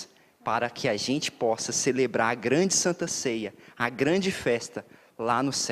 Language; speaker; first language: Portuguese; native; Portuguese